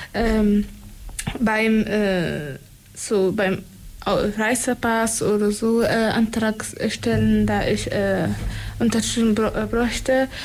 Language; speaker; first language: German; non-native, fluent; Tigrinya